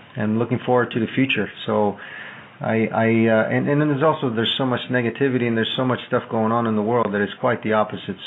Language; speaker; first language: English; non-native, fluent; Italian